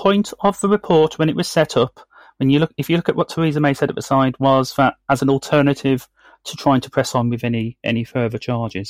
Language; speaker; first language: English; native; English